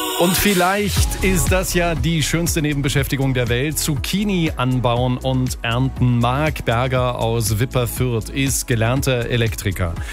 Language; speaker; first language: German; native; German